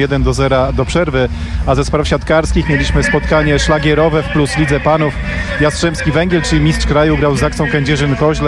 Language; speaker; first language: Polish; native; Polish